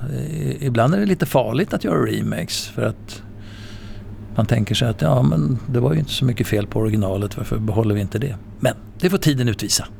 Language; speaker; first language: Swedish; native; Swedish